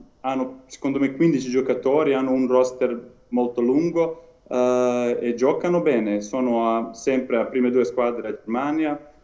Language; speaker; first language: Italian; non-native, learner; Serbian